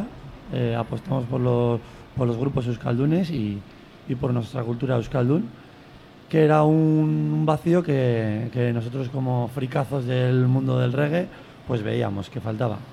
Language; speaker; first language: Spanish; native; Spanish